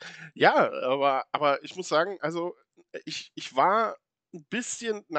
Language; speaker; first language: German; native; German